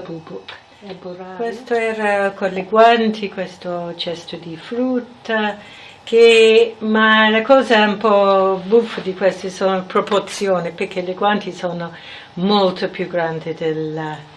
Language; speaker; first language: Italian; non-native, fluent; English